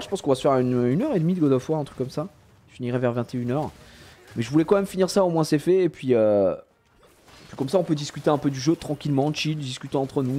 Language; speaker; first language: French; native; French